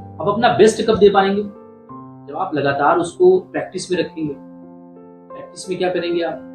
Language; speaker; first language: Hindi; native; Hindi